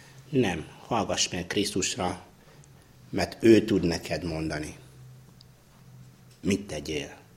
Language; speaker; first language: Hungarian; non-native, fluent; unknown